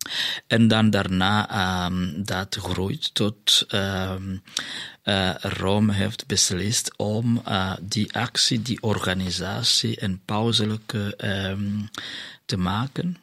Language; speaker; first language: Dutch; non-native, fluent; Kinyarwanda